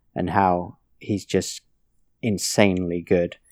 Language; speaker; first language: English; native; English